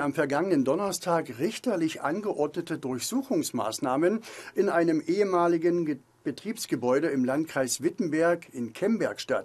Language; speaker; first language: German; native; German